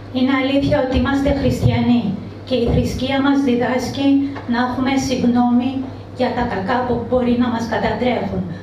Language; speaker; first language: Greek; non-native, local second language; Armenian